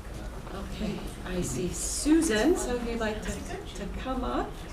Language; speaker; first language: English; native; English